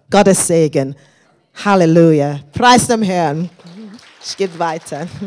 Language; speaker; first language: German; non-native, fluent; English